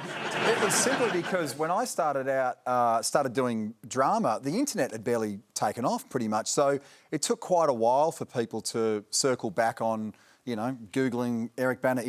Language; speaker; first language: English; native; English